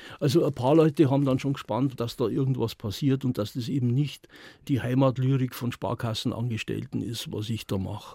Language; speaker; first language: German; native; German